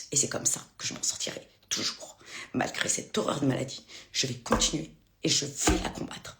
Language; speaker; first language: French; native; French